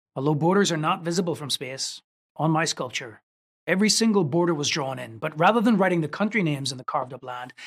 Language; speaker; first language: English; native; English